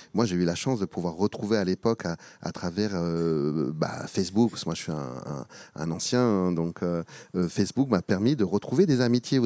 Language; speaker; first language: French; native; French